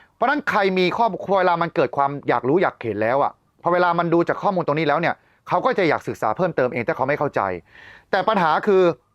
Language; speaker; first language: Thai; native; Thai